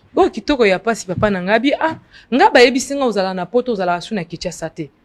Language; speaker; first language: Lingala; non-native, local second language; Luba-Lulua